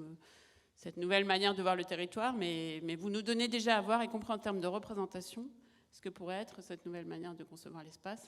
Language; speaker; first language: French; native; French